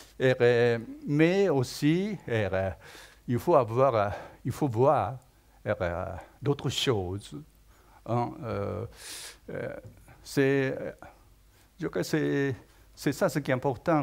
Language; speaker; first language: French; non-native, fluent; Japanese